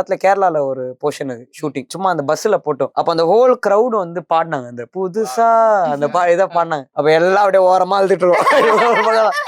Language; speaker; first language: Tamil; native; Tamil